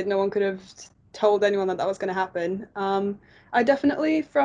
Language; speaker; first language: English; non-native, fluent; Norwegian